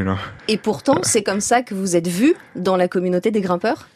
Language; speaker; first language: French; native; French